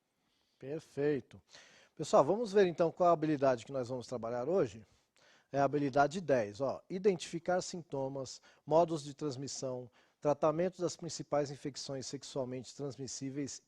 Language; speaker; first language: Portuguese; native; Portuguese